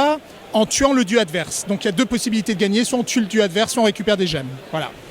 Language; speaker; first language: French; native; French